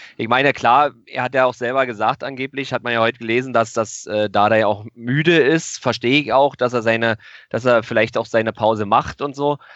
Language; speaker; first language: German; native; German